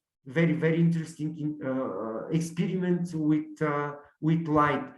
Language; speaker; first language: English; non-native, learner; Bulgarian